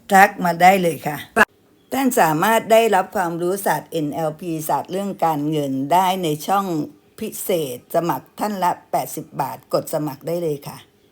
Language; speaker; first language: Thai; native; Thai